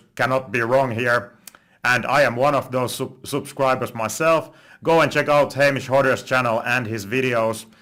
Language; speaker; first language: English; non-native, fluent; Finnish